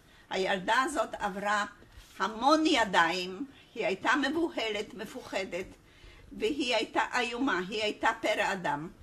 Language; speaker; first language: Hebrew; non-native, fluent; Polish